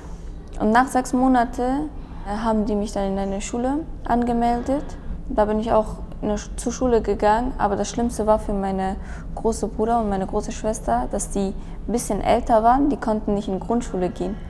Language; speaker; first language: German; early bilingual, other home language; Persian